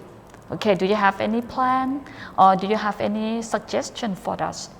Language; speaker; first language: English; non-native, fluent; Thai